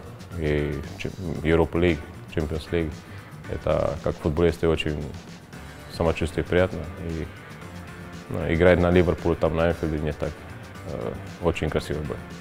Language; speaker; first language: Russian; non-native, learner; Romanian